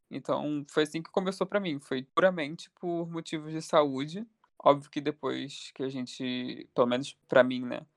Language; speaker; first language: Portuguese; native; Portuguese